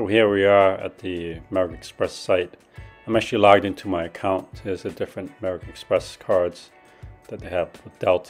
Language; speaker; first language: English; native; English